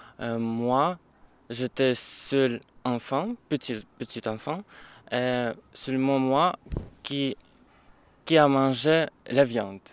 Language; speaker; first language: French; non-native, learner; Ukrainian